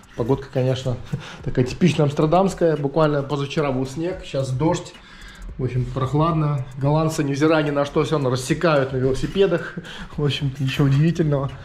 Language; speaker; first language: Russian; native; Russian